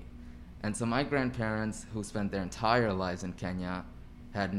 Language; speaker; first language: English; native; English